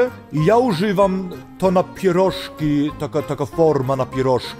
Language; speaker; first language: Polish; early bilingual, heritage; Polish